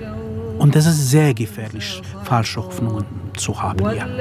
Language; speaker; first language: German; non-native, fluent; Kurdish